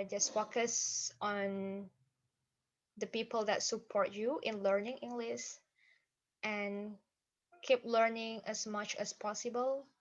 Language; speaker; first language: English; non-native, fluent; Indonesian